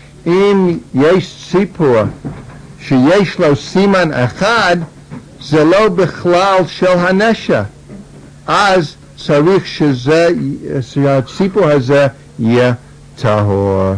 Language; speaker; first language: Hebrew; non-native, fluent; English